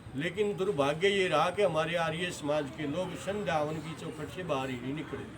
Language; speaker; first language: Hindi; native; Hindi